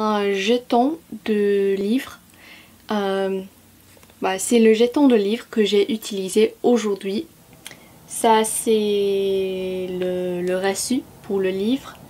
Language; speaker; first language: French; non-native, fluent; English